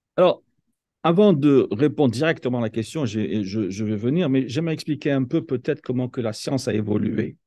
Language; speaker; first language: French; non-native, local second language; Kabyle